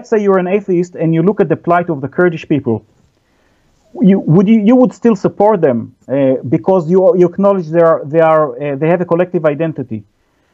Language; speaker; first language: English; non-native, fluent; Hebrew